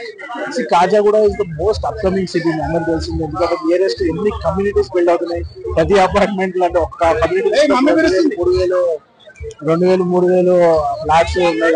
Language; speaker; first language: Telugu; native; Telugu